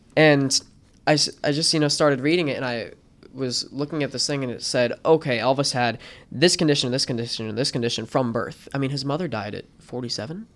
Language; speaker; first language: English; native; English